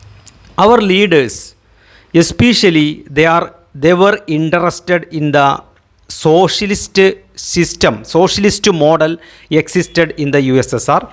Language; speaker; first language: English; non-native, local second language; Malayalam